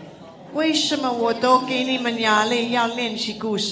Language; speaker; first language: Chinese; non-native, local second language; English